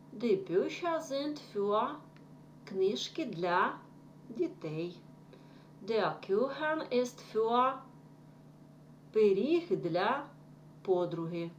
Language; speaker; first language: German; non-native, fluent; Ukrainian